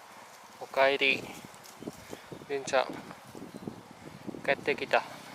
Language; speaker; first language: Japanese; non-native, learner; Vietnamese